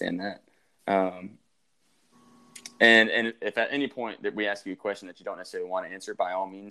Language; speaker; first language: English; native; English